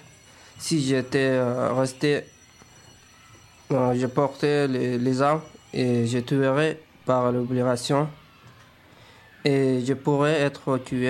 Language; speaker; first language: French; non-native, learner; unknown